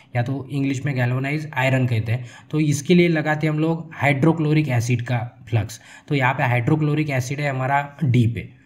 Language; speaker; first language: Hindi; non-native, local second language; Marathi